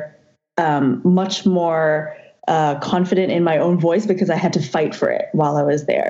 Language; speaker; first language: English; non-native, local second language; Cantonese